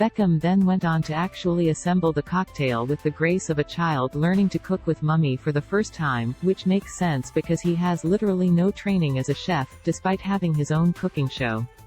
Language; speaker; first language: English; native; English